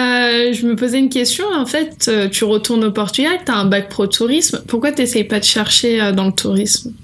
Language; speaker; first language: French; native; French